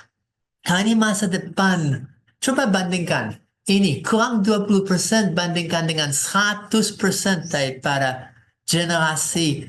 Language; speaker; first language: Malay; non-native, fluent; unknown